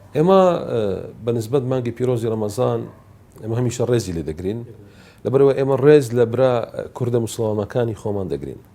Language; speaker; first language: Central Kurdish; non-native, local second language; Assyrian Neo-Aramaic